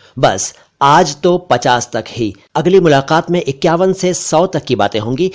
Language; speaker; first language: Hindi; native; Hindi